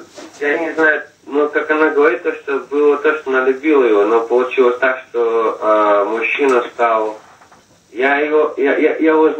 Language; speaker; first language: Russian; non-native, fluent; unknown